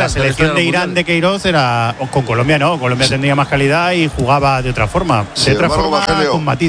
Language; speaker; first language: Spanish; native; Spanish